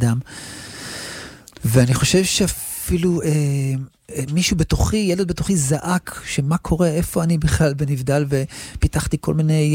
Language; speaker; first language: Hebrew; native; Hebrew